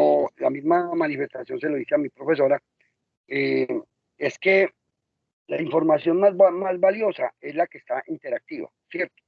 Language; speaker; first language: Spanish; native; Spanish